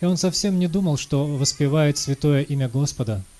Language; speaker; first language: Russian; native; Russian